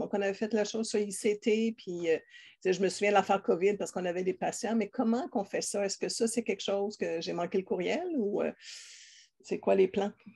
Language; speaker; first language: French; native; French